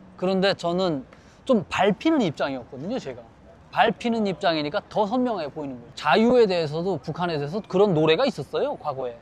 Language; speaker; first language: Korean; native; Korean